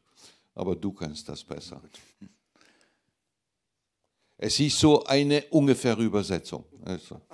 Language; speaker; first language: German; non-native, fluent; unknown